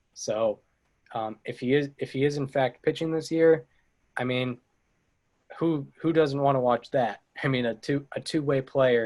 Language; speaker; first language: English; native; English